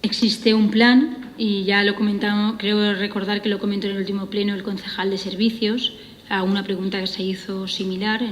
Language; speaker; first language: Spanish; non-native, local second language; Catalan